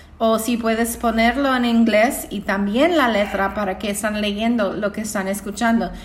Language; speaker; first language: Spanish; non-native, fluent; English